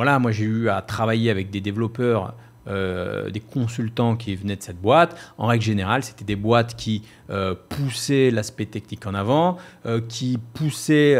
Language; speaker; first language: French; native; French